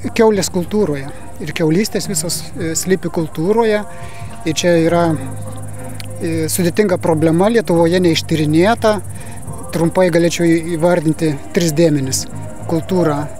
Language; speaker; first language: Lithuanian; native; Lithuanian